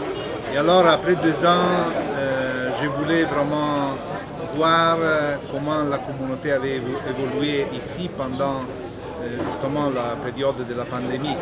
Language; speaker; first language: French; non-native, fluent; Italian